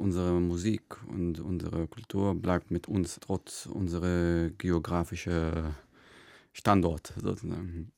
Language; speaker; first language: German; non-native, fluent; Arabic